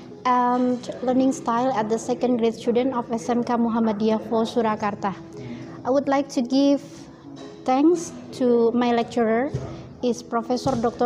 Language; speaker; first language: English; non-native, fluent; Indonesian